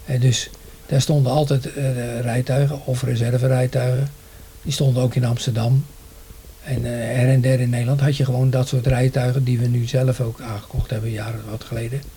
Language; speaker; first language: Dutch; native; Dutch